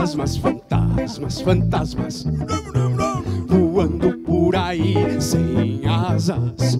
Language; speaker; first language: Portuguese; native; Portuguese